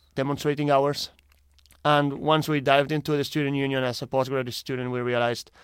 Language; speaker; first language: English; non-native, fluent; Spanish